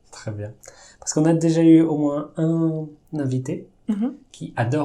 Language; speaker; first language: French; native; French